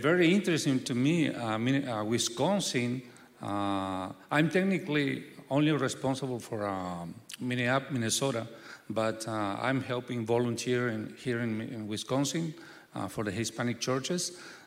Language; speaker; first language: English; non-native, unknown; Spanish